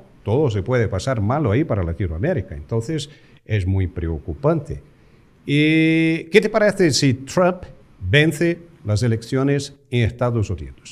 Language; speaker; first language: Spanish; non-native, fluent; Portuguese